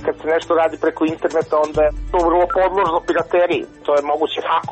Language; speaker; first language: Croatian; non-native, learner; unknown